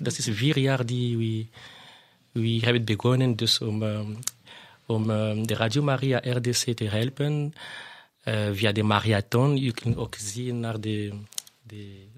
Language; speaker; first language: Dutch; non-native, fluent; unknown